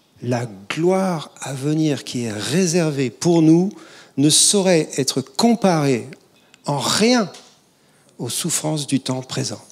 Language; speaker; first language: French; native; French